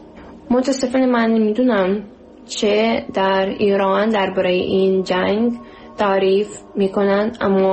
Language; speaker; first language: Persian; non-native, learner; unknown